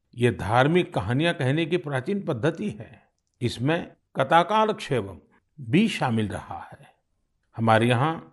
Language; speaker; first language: Hindi; non-native, local second language; Gujarati